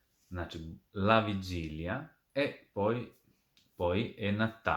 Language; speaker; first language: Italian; non-native, fluent; Serbian